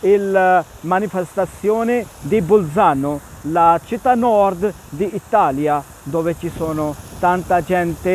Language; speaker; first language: Italian; non-native, fluent; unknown